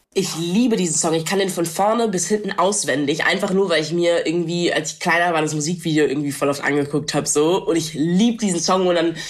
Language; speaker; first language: German; non-native, local second language; English